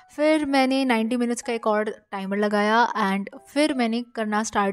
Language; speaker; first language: Hindi; non-native, local second language; Bangla